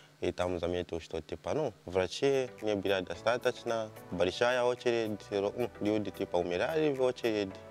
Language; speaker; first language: Russian; non-native, fluent; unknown